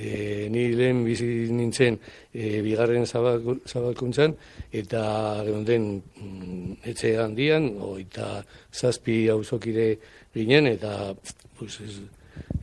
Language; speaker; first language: Basque; non-native, local second language; Spanish